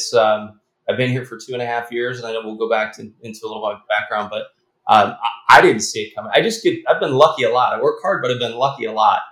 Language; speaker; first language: English; native; English